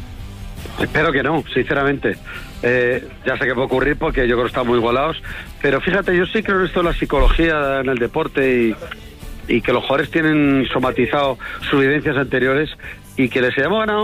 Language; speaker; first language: Spanish; native; Spanish